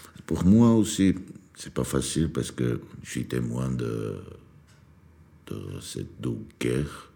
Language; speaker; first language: French; non-native, learner; Georgian